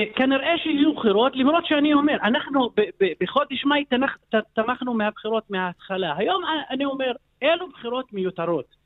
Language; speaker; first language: Hebrew; non-native, local second language; Arabic